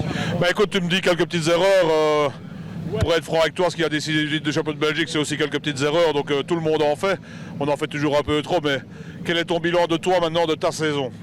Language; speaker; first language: French; native; French